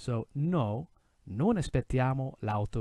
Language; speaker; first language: Italian; non-native, fluent; English